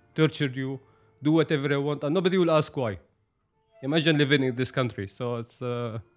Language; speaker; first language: English; non-native, fluent; Arabic